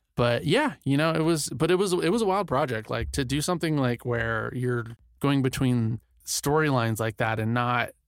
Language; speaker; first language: English; early bilingual, other home language; Ganda